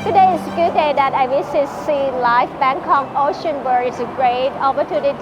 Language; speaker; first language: English; non-native, learner; Thai